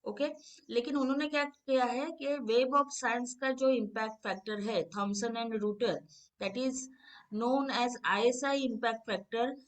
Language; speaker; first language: Hindi; non-native, local second language; Marathi